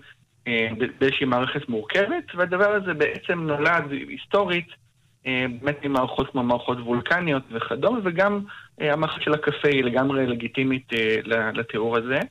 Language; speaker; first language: Hebrew; native; Hebrew